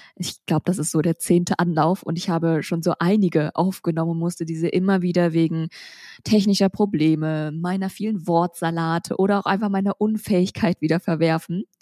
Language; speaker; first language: German; early bilingual, other home language; Vietnamese